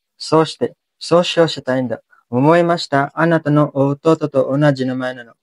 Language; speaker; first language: Japanese; non-native, learner; Filipino